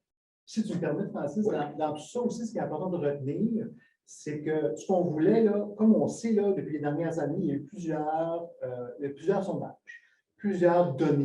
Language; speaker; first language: French; native; French